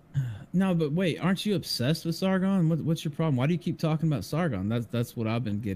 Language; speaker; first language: English; native; English